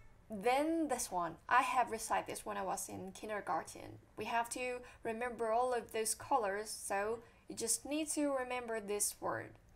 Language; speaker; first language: English; non-native, fluent; Chinese